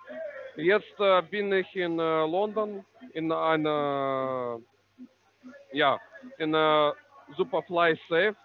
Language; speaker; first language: German; non-native, learner; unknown